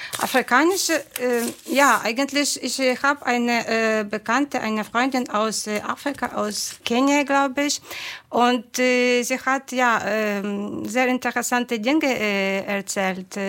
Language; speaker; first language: German; non-native, fluent; Ukrainian